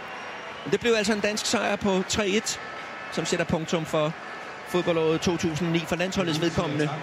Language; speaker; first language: Danish; native; Danish